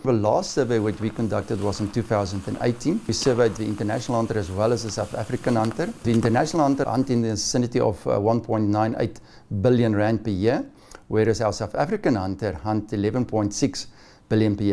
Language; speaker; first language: English; non-native, local second language; Afrikaans